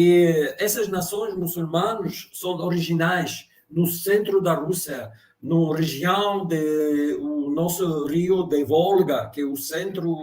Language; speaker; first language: Portuguese; non-native, fluent; Russian